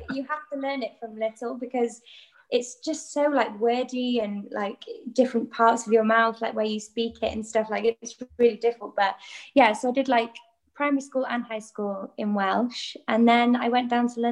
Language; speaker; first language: English; non-native, local second language; Welsh